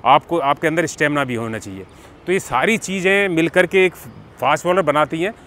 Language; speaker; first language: Hindi; native; Hindi